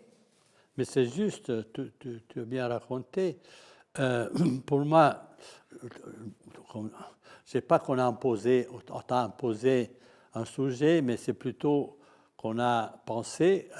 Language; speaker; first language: French; non-native, fluent; Italian